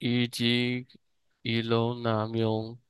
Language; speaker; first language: Korean; non-native, learner; Chinese